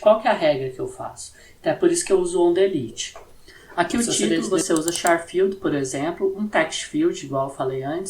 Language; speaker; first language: Portuguese; native; Portuguese